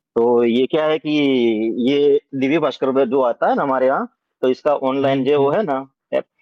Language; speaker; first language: Hindi; non-native, local second language; Gujarati